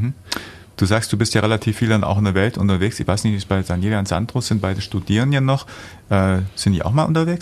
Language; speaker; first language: German; native; German